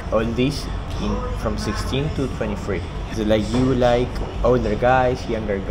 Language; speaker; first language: English; non-native, learner; Spanish